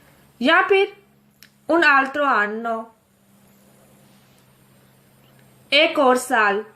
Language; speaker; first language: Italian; non-native, fluent; Urdu